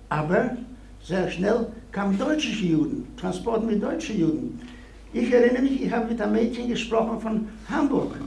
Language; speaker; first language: German; non-native, learner; Polish